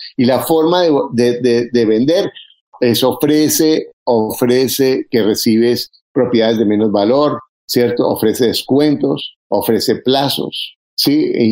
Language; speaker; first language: Spanish; native; Spanish